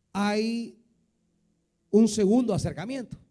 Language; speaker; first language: Spanish; native; Spanish